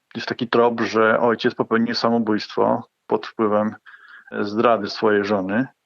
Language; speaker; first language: Polish; native; Polish